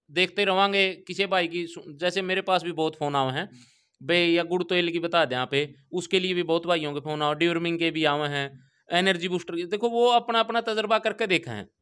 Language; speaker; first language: Hindi; native; Hindi